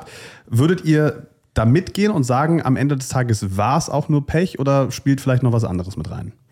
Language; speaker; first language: German; native; German